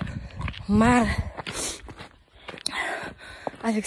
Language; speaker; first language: Dutch; non-native, learner; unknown